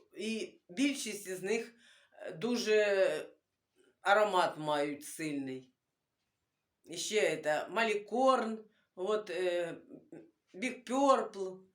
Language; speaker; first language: Ukrainian; non-native, local second language; Russian